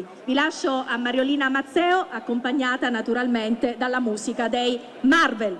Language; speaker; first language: Italian; native; Italian